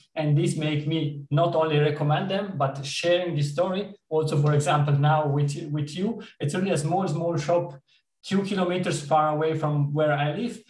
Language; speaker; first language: English; non-native, fluent; Italian